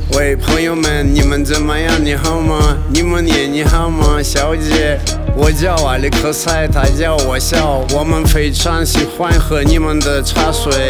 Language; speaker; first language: Chinese; non-native, learner; Russian